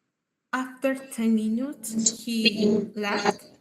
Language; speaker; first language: English; non-native, learner; Spanish